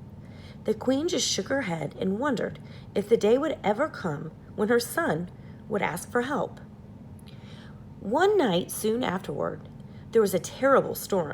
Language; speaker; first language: English; native; English